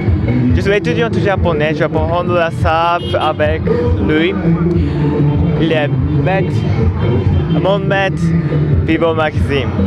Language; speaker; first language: French; non-native, learner; Japanese